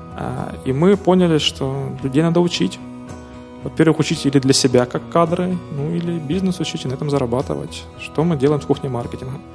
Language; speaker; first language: Russian; non-native, local second language; Ukrainian